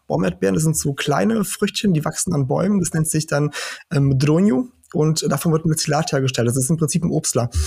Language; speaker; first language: German; early bilingual, heritage; German